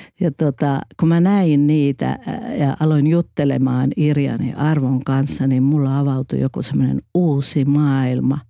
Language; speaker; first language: Finnish; native; Finnish